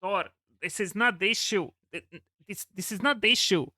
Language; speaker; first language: English; non-native, fluent; Hungarian